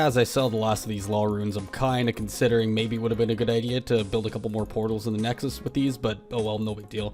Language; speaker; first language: English; native; English